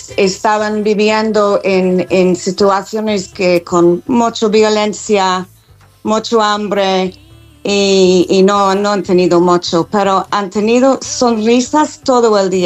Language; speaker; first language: Spanish; non-native, fluent; English